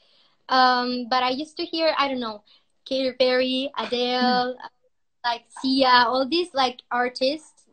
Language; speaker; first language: English; non-native, learner; Spanish